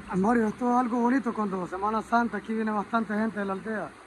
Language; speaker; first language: Spanish; native; Spanish